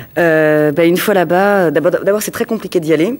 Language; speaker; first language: French; native; French